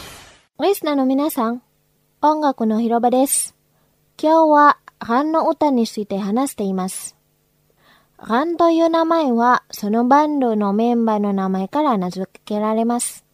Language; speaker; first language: Japanese; non-native, fluent; Indonesian